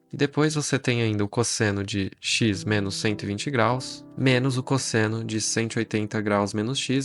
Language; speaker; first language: Portuguese; native; Portuguese